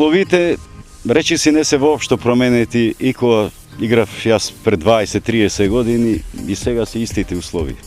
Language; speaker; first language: Macedonian; native; Macedonian